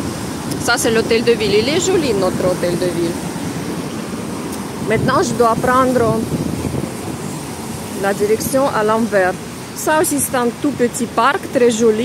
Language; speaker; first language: French; non-native, fluent; Russian